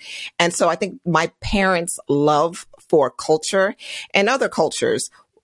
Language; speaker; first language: English; native; English